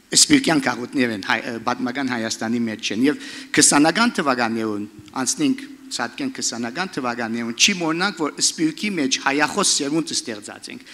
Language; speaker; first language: Armenian; early bilingual, heritage; Armenian